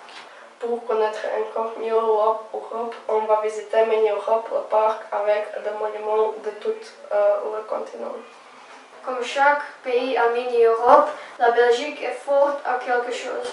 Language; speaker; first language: French; non-native, learner; Croatian